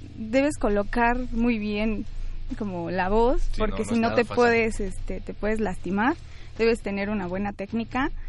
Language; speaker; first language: Spanish; native; Spanish